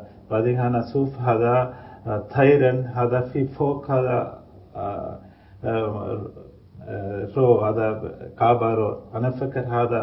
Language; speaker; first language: Arabic; non-native, learner; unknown